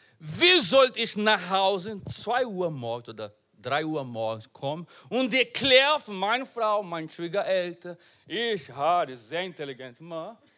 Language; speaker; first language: German; non-native, learner; Portuguese